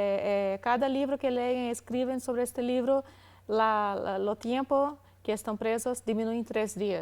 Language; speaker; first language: Spanish; non-native, learner; Portuguese